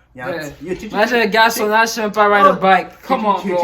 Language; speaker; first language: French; early bilingual, other home language; Haitian Creole